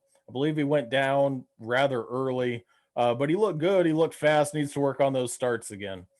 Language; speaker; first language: English; native; English